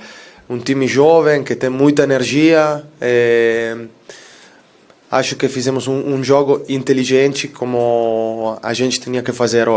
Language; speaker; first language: Portuguese; non-native, fluent; Italian